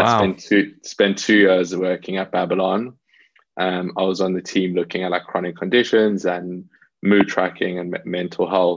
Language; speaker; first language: English; native; English